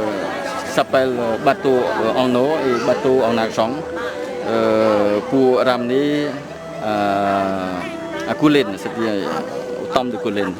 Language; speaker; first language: French; non-native, fluent; Khmer